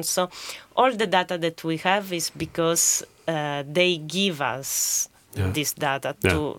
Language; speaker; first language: English; non-native, fluent; Italian